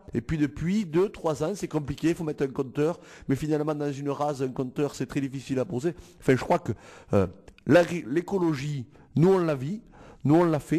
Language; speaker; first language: French; native; French